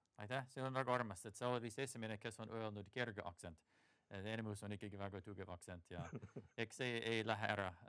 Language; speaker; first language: Estonian; non-native, fluent; English